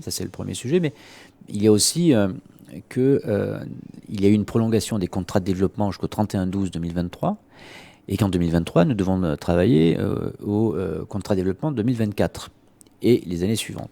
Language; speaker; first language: French; native; French